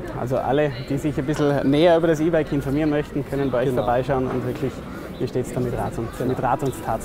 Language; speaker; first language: German; native; German